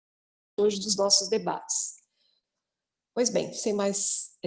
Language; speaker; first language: Portuguese; native; Portuguese